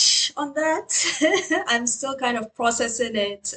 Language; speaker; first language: English; non-native, local second language; Hausa